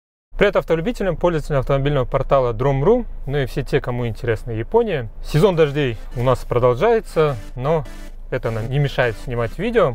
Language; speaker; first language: Russian; native; Russian